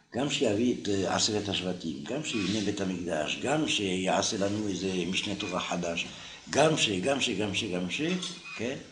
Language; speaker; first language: Hebrew; non-native, fluent; French